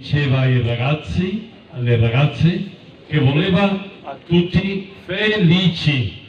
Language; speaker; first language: Italian; non-native, fluent; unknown